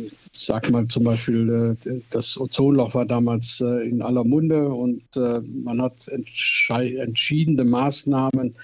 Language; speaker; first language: German; native; German